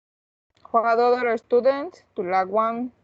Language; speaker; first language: English; non-native, learner; Spanish